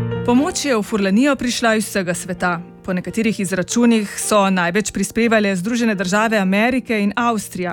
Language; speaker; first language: Slovenian; native; Slovenian